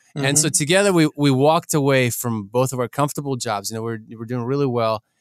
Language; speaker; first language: English; early bilingual, other home language; Ukrainian